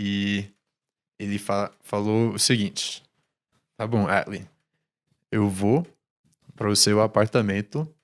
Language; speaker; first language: Portuguese; non-native, fluent; English